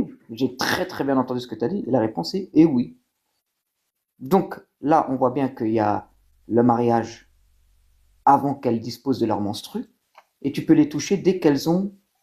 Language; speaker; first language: French; native; French